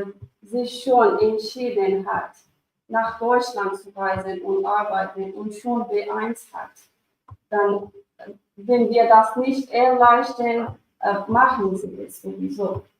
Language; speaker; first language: German; non-native, fluent; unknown